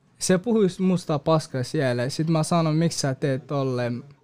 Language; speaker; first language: Finnish; non-native, learner; Kurdish